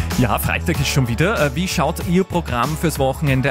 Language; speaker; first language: German; native; German